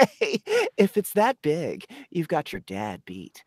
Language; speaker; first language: English; native; English